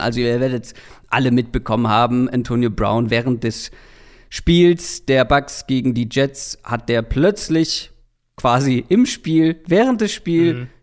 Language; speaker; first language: German; native; German